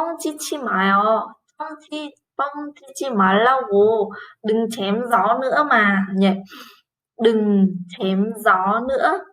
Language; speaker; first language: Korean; non-native, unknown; Vietnamese